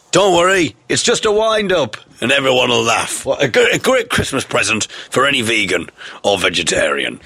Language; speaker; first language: English; native; English